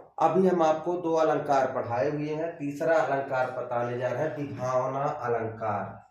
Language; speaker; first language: Hindi; native; Hindi